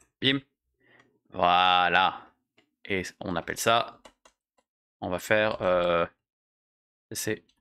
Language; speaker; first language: French; native; French